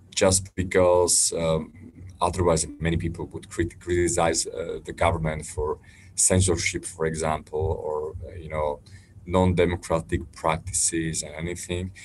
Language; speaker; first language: English; non-native, fluent; Slovak